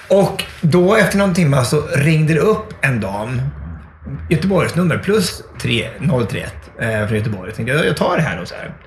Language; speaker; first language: Swedish; native; Swedish